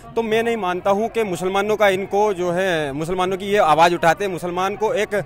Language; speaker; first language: Hindi; native; Hindi